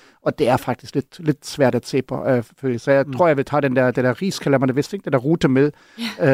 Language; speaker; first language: Danish; non-native, fluent; German